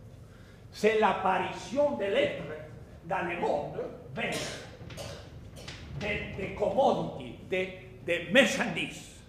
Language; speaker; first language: French; non-native, fluent; Spanish